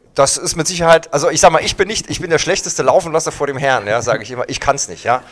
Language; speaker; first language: German; native; German